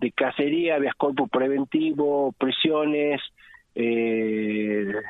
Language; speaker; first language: Spanish; native; Spanish